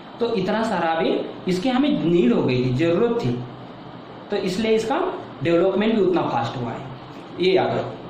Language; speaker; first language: Hindi; non-native, local second language; Marathi